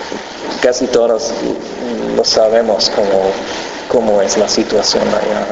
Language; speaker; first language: Spanish; non-native, fluent; German